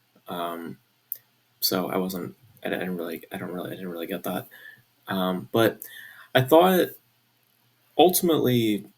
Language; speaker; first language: English; native; English